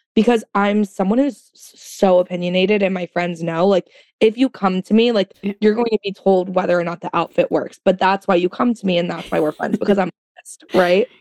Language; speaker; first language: English; native; English